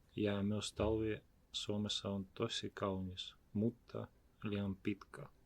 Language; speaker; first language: Finnish; non-native, learner; Ukrainian